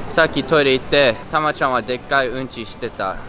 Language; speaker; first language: Japanese; non-native, learner; English